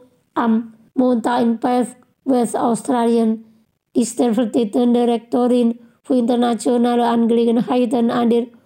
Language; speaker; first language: German; non-native, fluent; Indonesian